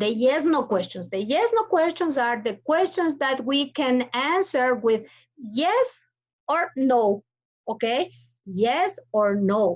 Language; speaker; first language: English; non-native, fluent; Spanish